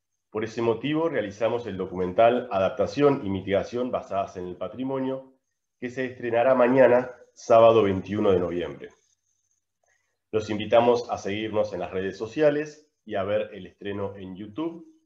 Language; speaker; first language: Spanish; native; Spanish